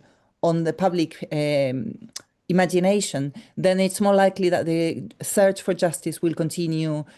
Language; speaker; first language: English; non-native, fluent; Spanish